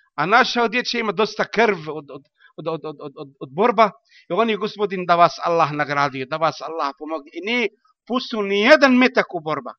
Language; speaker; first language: Bosnian; non-native, learner; Arabic